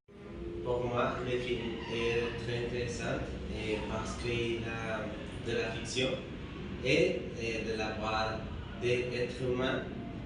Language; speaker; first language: French; non-native, learner; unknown